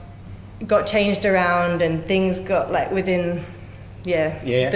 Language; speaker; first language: English; native; English